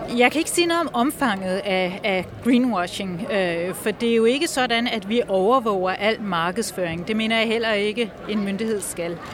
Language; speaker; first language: Danish; native; Danish